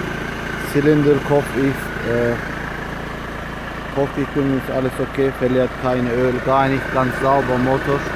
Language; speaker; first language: German; non-native, learner; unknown